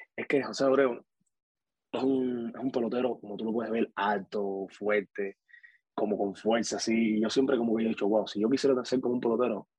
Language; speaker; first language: Spanish; native; Spanish